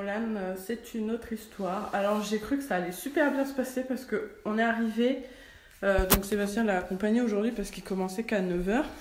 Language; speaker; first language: French; native; French